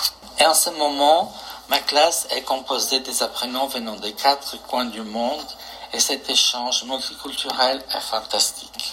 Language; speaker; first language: French; non-native, fluent; Portuguese